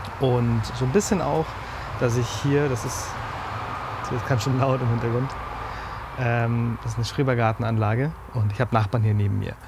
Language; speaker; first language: German; native; German